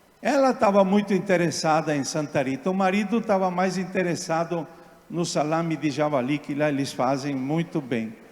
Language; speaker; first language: Portuguese; non-native, fluent; Italian